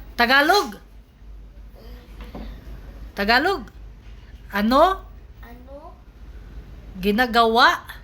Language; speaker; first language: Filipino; non-native, local second language; Cebuano